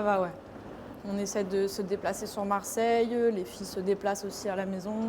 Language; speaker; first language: French; native; French